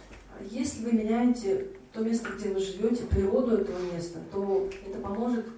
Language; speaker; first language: Russian; native; Russian